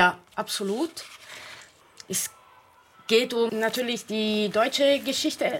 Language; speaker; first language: German; non-native, fluent; Italian